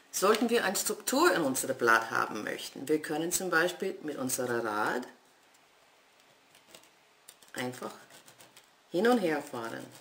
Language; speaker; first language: German; non-native, fluent; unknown